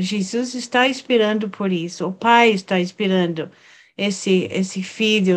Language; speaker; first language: Portuguese; non-native, fluent; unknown